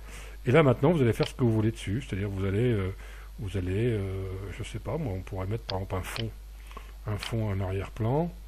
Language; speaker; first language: French; native; French